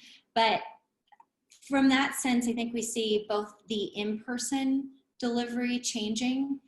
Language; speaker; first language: English; native; English